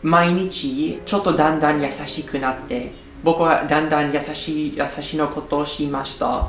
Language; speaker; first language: Japanese; non-native, learner; English